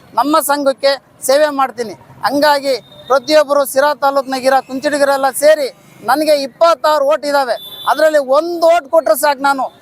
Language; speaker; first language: Kannada; native; Kannada